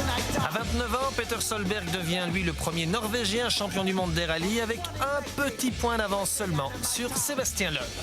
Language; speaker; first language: French; native; French